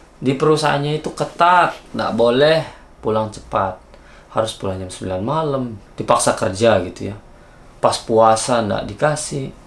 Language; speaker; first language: Indonesian; native; Indonesian